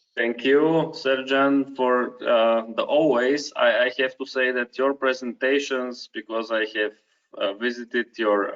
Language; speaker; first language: English; non-native, fluent; Bulgarian